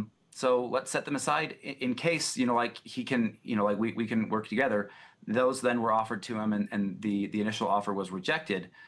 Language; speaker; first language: English; native; English